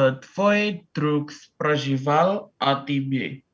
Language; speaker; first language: Russian; non-native, learner; Indonesian